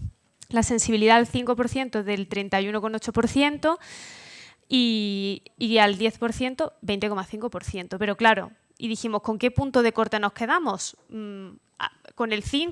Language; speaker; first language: Spanish; native; Spanish